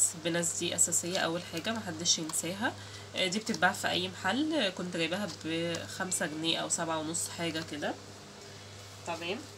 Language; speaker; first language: Arabic; native; Arabic